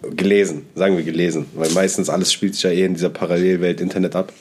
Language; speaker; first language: German; native; German